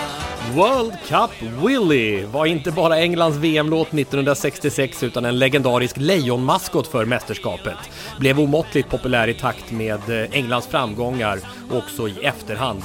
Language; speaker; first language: Swedish; native; Swedish